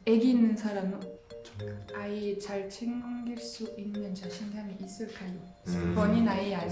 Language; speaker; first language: Korean; non-native, fluent; French